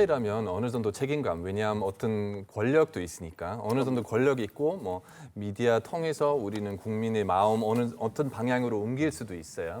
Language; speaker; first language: Korean; non-native, fluent; German